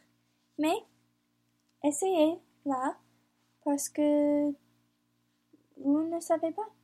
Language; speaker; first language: French; non-native, learner; English